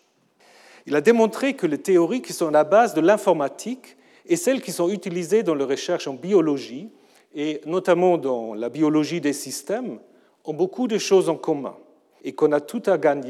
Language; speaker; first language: French; non-native, fluent; German